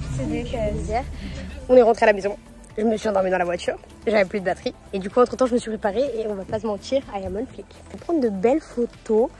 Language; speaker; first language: French; native; French